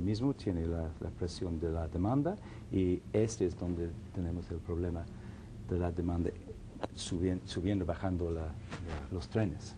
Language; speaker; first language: Spanish; non-native, fluent; English